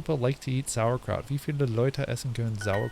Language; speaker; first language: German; non-native, learner; English